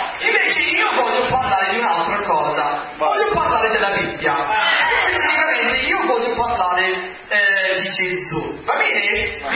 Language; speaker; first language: Italian; non-native, fluent; English